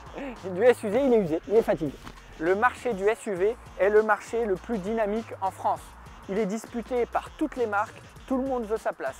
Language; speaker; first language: French; native; French